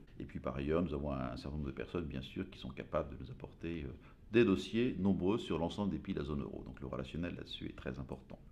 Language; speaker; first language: French; native; French